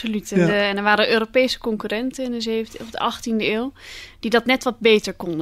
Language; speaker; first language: Dutch; native; Dutch